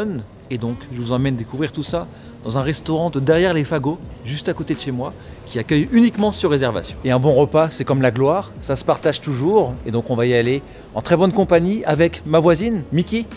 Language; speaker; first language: French; native; French